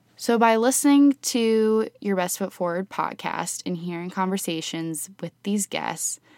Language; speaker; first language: English; native; English